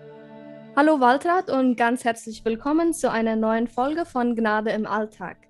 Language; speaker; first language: German; early bilingual, heritage; German